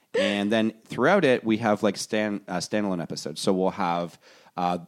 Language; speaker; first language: English; native; English